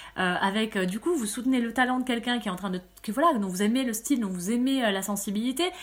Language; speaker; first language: French; early bilingual, other home language; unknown